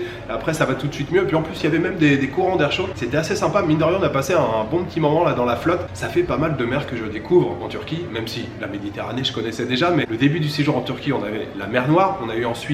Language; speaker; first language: French; native; French